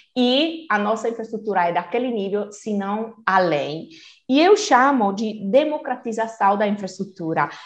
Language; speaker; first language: Portuguese; non-native, fluent; Italian